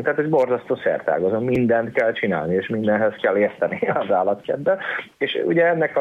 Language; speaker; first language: Hungarian; native; Hungarian